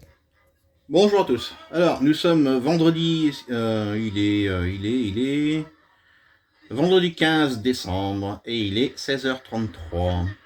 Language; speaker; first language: French; native; French